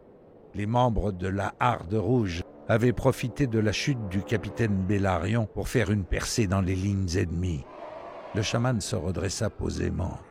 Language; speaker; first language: French; native; French